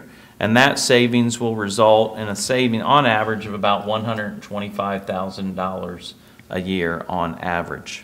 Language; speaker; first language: English; native; English